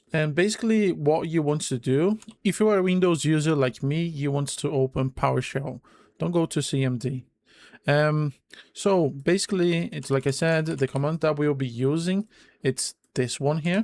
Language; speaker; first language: English; non-native, fluent; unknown